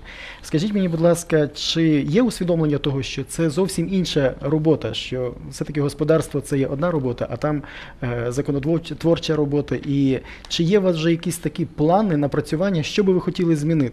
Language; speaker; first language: Ukrainian; native; Ukrainian